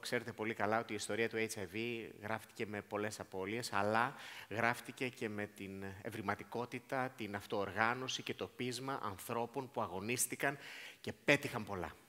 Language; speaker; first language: Greek; native; Greek